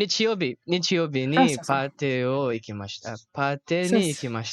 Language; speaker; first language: Japanese; non-native, learner; Malay